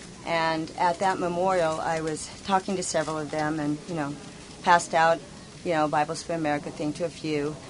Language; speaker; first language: English; native; English